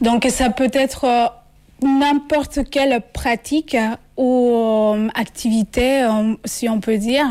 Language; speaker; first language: French; non-native, fluent; Spanish